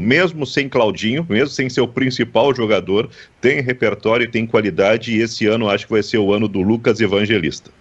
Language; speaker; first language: Portuguese; native; Portuguese